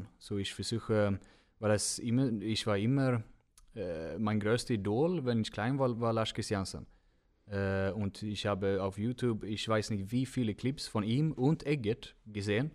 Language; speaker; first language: German; non-native, fluent; Swedish